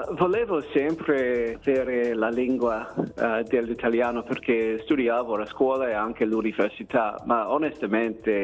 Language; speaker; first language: Italian; non-native, learner; English